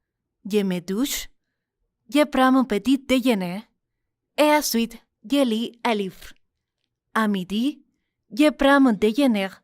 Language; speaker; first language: French; non-native, learner; Spanish